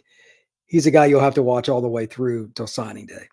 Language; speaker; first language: English; native; English